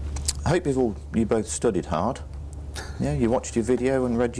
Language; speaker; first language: English; native; English